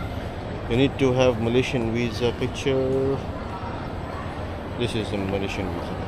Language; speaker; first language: English; non-native, local second language; Urdu